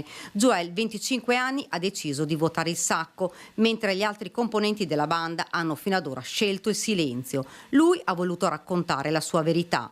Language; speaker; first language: Italian; native; Italian